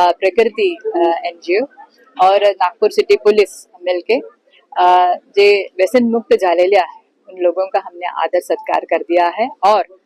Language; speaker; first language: Hindi; non-native, local second language; Marathi